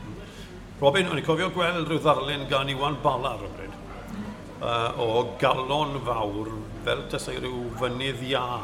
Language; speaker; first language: Welsh; native; Welsh